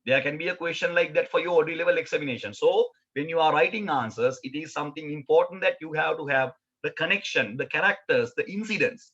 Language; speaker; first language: English; non-native, local second language; Sinhala